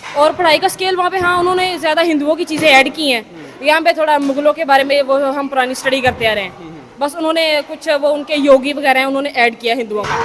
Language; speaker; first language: Urdu; non-native, local second language; Punjabi